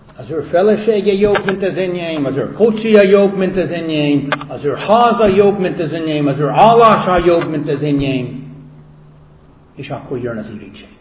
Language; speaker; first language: Hungarian; non-native, fluent; English